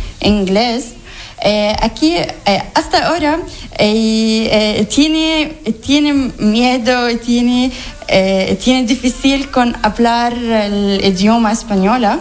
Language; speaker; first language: Spanish; non-native, learner; Arabic